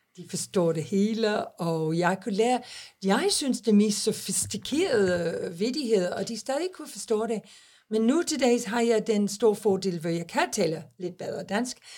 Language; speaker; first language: Danish; non-native, fluent; English